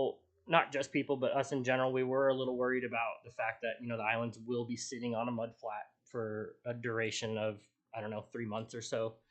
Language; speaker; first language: English; native; English